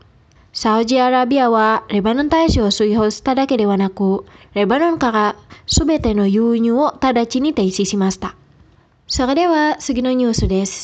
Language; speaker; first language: Japanese; non-native, fluent; Indonesian